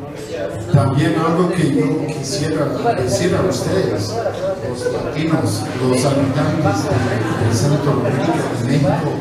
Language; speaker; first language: Spanish; non-native, fluent; English